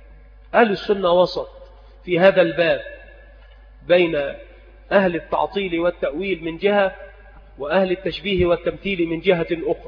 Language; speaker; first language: Arabic; native; Arabic